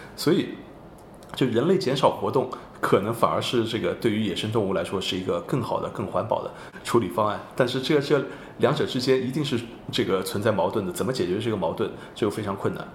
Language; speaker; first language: Chinese; non-native, local second language; Wu Chinese